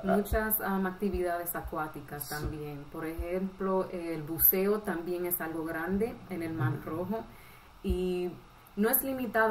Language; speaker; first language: Spanish; early bilingual, heritage; Spanish